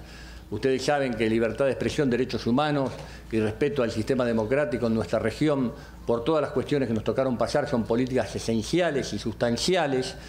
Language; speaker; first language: Spanish; native; Spanish